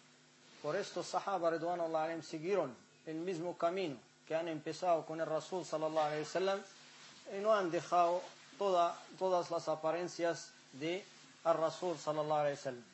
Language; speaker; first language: Spanish; non-native, fluent; Arabic